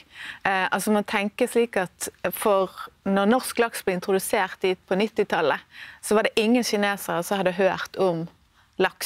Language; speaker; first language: Norwegian; native; Norwegian